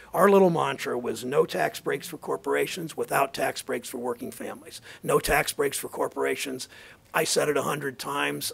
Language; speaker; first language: English; native; English